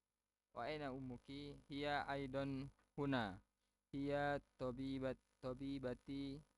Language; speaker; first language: Arabic; non-native, learner; Indonesian